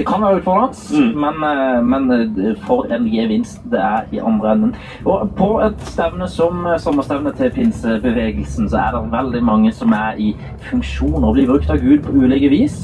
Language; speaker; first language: Norwegian; native; Norwegian